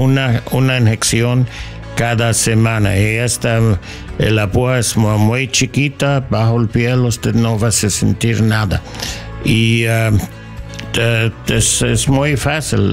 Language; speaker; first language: Spanish; non-native, learner; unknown